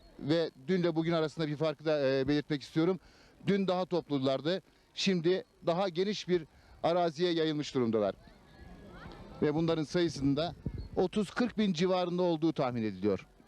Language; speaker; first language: Turkish; native; Turkish